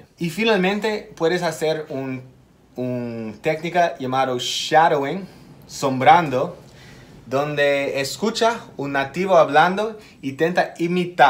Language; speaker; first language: Spanish; non-native, fluent; English